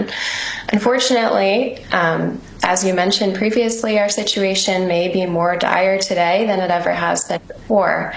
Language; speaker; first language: English; native; English